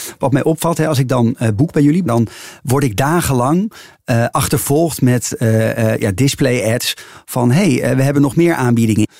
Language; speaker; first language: Dutch; native; Dutch